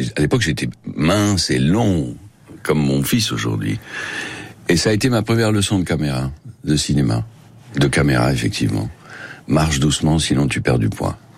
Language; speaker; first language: French; non-native, local second language; Spanish